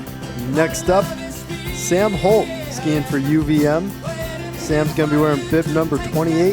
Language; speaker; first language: English; native; English